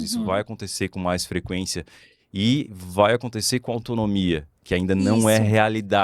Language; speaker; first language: Portuguese; native; Portuguese